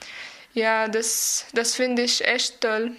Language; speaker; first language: German; non-native, fluent; Arabic